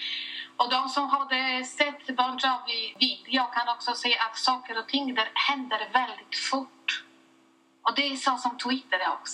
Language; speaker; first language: Swedish; non-native, fluent; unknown